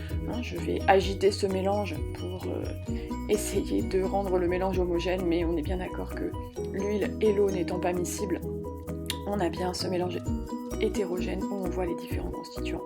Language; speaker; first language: French; native; French